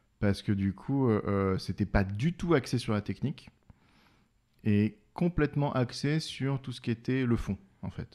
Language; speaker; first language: French; native; French